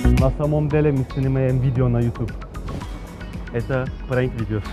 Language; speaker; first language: Russian; non-native, learner; Turkish